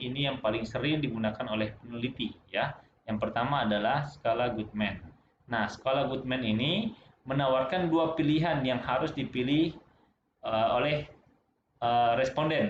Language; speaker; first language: Indonesian; native; Indonesian